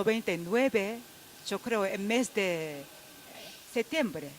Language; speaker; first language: Spanish; non-native, fluent; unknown